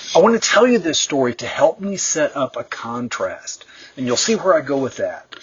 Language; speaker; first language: English; native; English